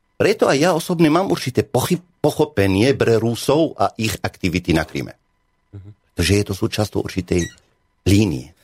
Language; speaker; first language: Slovak; non-native, fluent; Arabic